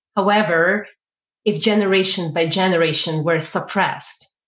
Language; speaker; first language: English; non-native, fluent; Ukrainian